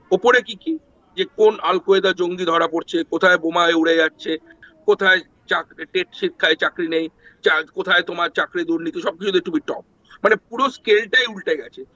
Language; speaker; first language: Bangla; native; Bangla